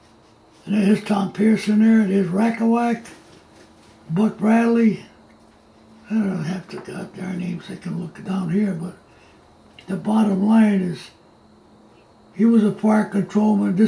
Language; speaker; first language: English; native; English